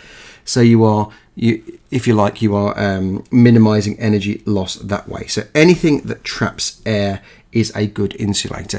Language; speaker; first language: English; native; English